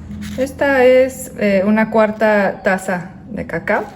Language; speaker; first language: Spanish; non-native, fluent; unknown